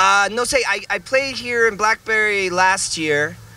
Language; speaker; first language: English; native; English